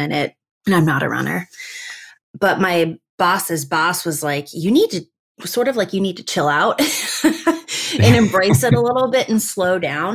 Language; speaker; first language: English; native; English